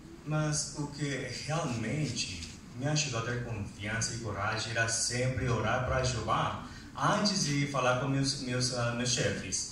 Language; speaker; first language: Portuguese; non-native, fluent; Spanish